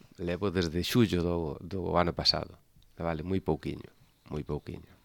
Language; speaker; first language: Galician; native; Galician